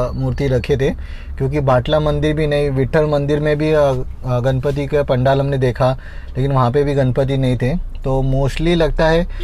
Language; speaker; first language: Hindi; non-native, local second language; Marathi